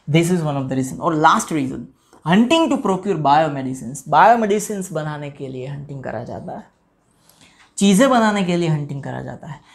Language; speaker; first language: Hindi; non-native, local second language; Gujarati